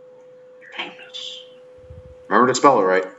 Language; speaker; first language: English; native; English